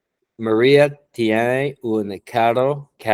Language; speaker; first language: Spanish; non-native, learner; English